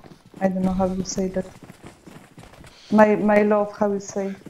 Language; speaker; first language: English; non-native, fluent; Polish